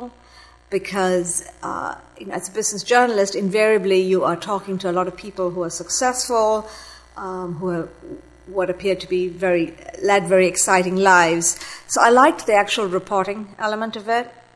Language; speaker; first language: English; non-native, local second language; Tamil